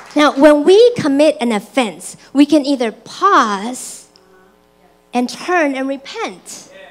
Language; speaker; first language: English; early bilingual, other home language; Chinese